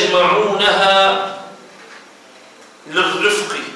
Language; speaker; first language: Arabic; native; Arabic